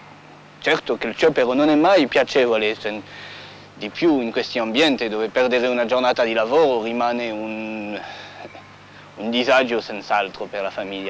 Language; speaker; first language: Italian; non-native, fluent; French